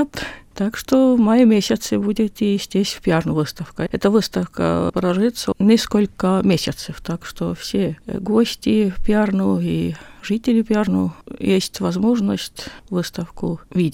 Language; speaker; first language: Russian; non-native, local second language; Estonian